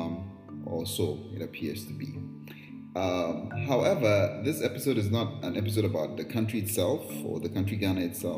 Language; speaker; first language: English; non-native, local second language; Akan